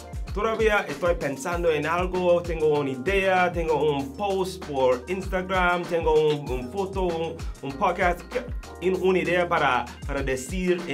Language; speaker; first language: Spanish; non-native, learner; English